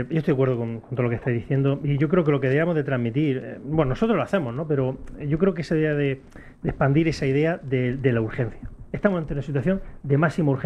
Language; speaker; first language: Spanish; native; Spanish